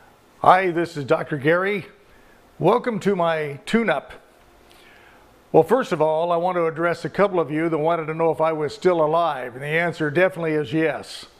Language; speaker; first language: English; native; English